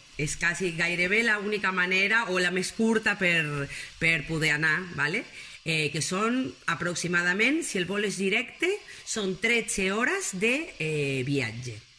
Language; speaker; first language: Catalan; non-native, fluent; Spanish